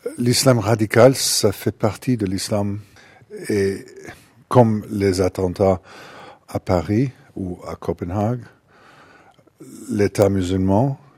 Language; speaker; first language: French; non-native, fluent; English